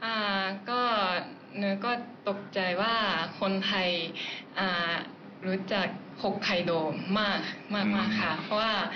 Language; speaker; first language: Thai; non-native, learner; Japanese